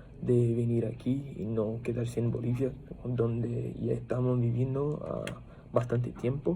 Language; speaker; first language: Spanish; non-native, fluent; Portuguese